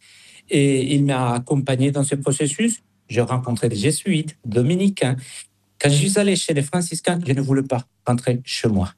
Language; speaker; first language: French; non-native, fluent; Spanish